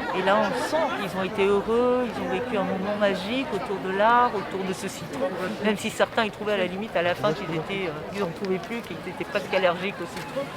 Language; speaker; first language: French; native; French